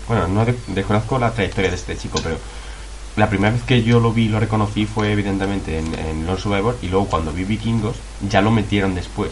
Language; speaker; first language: Spanish; native; Spanish